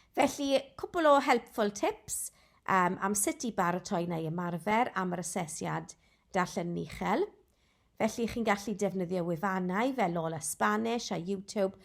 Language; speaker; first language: Welsh; non-native, local second language; English